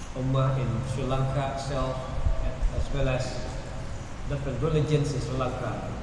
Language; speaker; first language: English; non-native, fluent; Malay